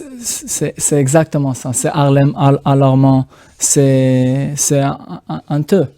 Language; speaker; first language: French; non-native, fluent; Hebrew